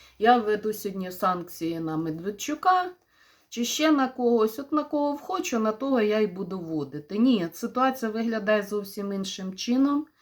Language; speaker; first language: Ukrainian; non-native, local second language; Russian